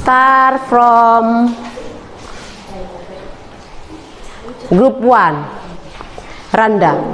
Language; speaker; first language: English; non-native, learner; Indonesian